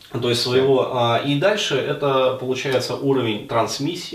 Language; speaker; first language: Russian; native; Russian